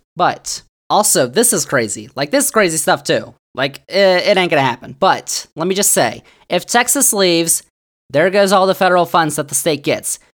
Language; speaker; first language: English; native; English